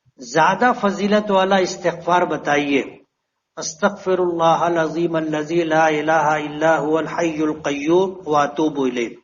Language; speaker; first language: Urdu; native; Urdu